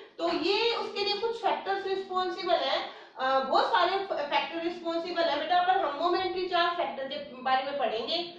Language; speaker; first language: Hindi; native; Hindi